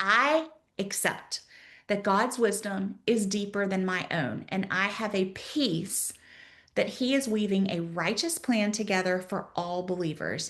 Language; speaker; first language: English; native; English